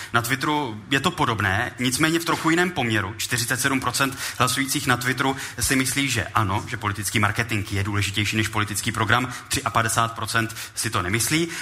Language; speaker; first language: Czech; native; Czech